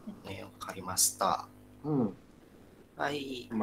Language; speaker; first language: Japanese; non-native, learner; Indonesian